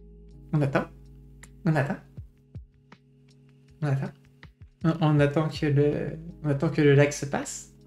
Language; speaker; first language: French; native; French